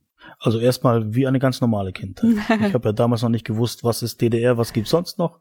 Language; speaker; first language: German; native; German